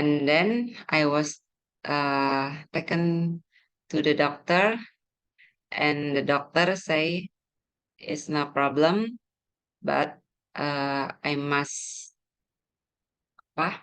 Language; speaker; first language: English; non-native, learner; Indonesian